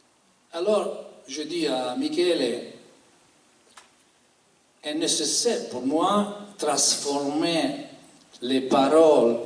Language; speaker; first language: French; non-native, learner; Italian